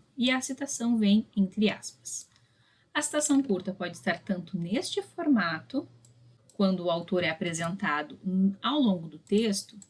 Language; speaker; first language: Portuguese; native; Portuguese